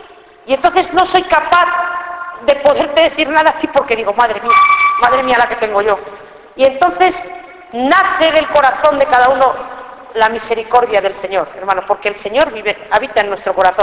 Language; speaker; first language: Spanish; native; Spanish